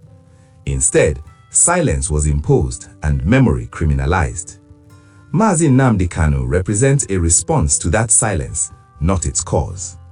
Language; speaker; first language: English; non-native, local second language; Igbo